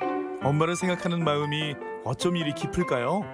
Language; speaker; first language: Korean; native; Korean